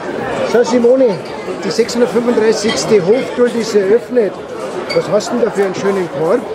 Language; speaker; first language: German; native; German